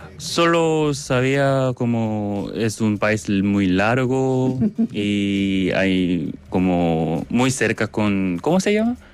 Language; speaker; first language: Spanish; non-native, learner; Korean